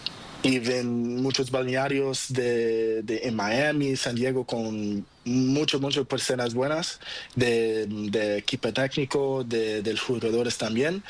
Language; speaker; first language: Spanish; non-native, learner; Portuguese